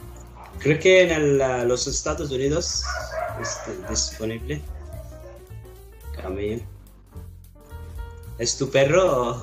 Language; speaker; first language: Spanish; non-native, learner; Arabic